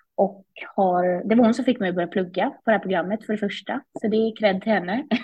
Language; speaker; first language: Swedish; native; Swedish